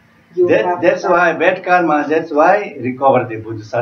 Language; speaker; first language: English; non-native, learner; Tibetan